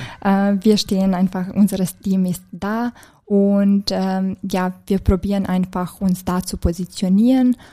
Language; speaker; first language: German; non-native, fluent; Serbian